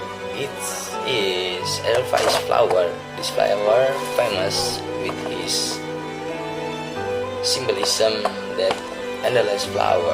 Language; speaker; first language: English; non-native, learner; Indonesian